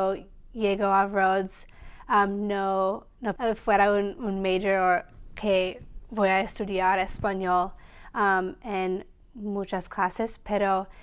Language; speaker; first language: Spanish; non-native, learner; English